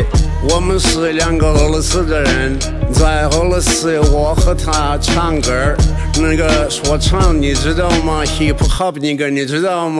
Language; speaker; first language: Chinese; non-native, learner; Russian